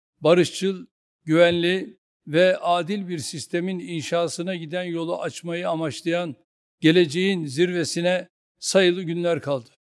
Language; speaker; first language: Turkish; native; Turkish